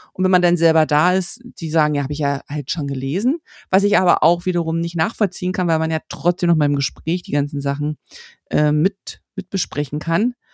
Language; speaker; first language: German; native; German